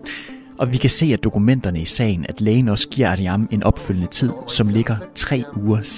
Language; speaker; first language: Danish; native; Danish